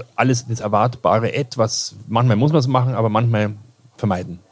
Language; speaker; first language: German; native; German